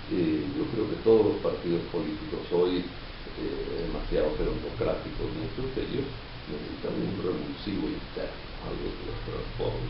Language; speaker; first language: Spanish; native; Spanish